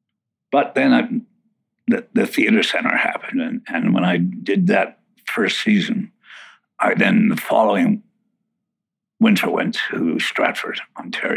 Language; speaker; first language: English; native; English